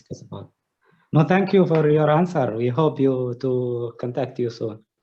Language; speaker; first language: English; non-native, learner; Arabic